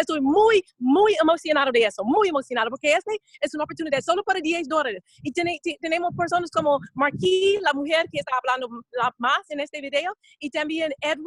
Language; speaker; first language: Spanish; non-native, fluent; English